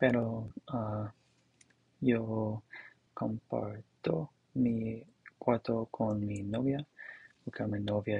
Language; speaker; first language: Spanish; non-native, learner; English